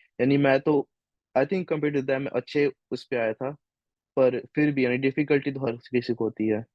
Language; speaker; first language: Hindi; native; Hindi